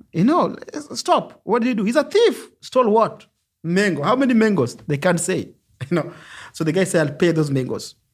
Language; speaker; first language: English; non-native, local second language; Luo (Kenya and Tanzania)